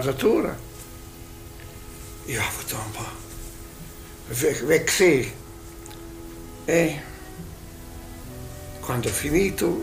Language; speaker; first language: Italian; non-native, learner; Hungarian